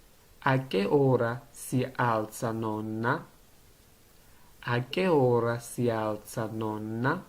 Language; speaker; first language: Italian; non-native, learner; Georgian